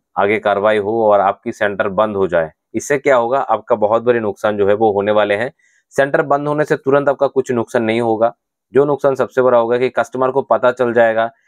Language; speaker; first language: Hindi; non-native, local second language; Bangla